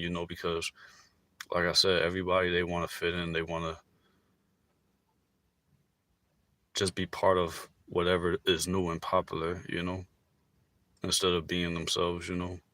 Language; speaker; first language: English; native; English